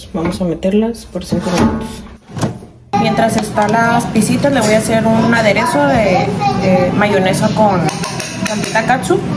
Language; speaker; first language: Spanish; native; Spanish